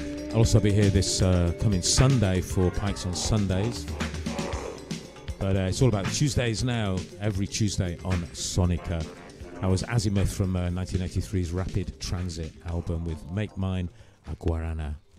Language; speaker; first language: English; native; English